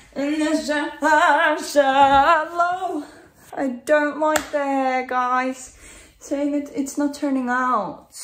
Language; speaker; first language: English; non-native, fluent; Swedish